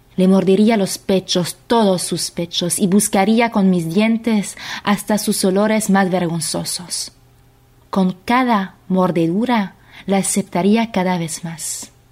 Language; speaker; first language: Spanish; non-native, fluent; French